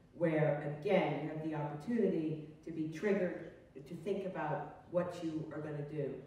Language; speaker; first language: English; native; English